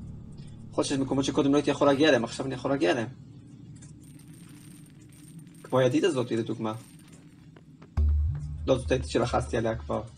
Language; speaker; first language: Hebrew; native; Hebrew